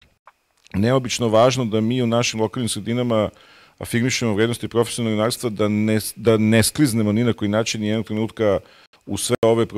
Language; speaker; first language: Bosnian; native; Bosnian